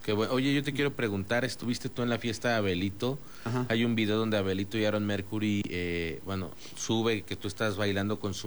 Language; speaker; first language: Spanish; native; Spanish